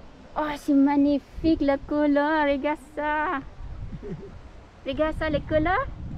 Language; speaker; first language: French; non-native, fluent; Filipino